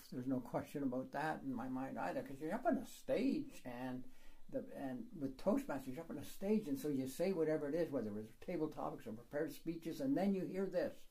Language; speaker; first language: English; native; English